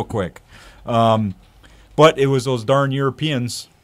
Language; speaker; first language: English; native; English